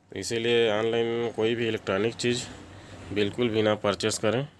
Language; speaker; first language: Hindi; native; Hindi